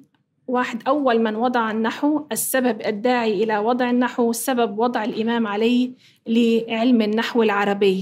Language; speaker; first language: Arabic; native; Arabic